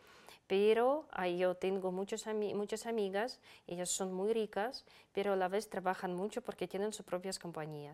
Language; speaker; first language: Spanish; non-native, fluent; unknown